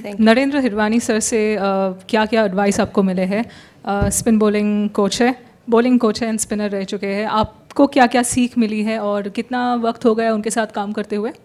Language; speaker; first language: Hindi; native; Hindi